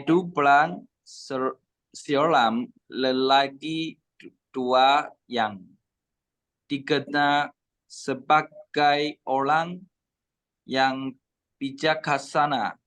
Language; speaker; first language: Indonesian; non-native, learner; Chinese